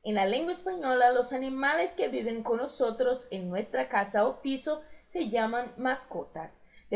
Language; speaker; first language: Spanish; non-native, fluent; Portuguese